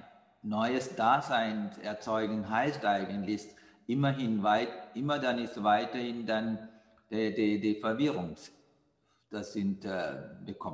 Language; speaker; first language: German; non-native, fluent; Sinhala